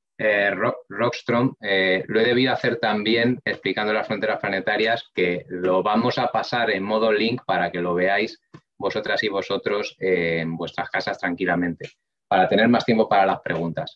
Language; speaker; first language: Spanish; native; Spanish